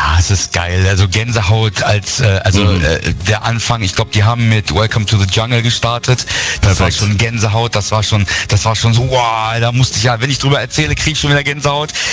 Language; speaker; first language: German; native; German